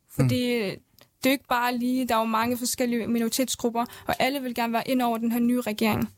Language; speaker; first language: Danish; early bilingual, other home language; Central Kurdish